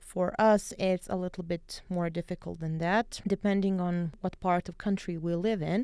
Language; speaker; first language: English; non-native, fluent; Bosnian